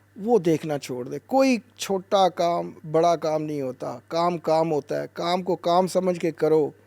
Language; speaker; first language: Urdu; native; Urdu